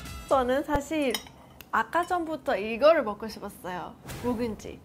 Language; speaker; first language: Korean; non-native, fluent; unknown